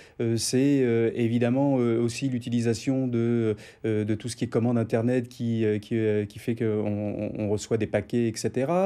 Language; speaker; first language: French; native; French